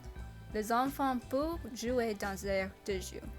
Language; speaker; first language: French; non-native, learner; English